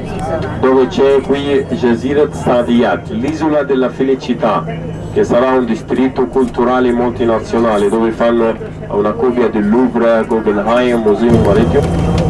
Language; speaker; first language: Italian; non-native, fluent; Arabic